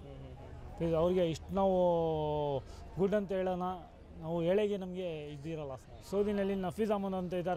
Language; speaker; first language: Kannada; non-native, local second language; Urdu